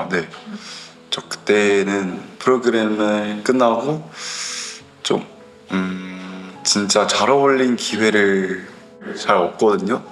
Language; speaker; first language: Korean; non-native, learner; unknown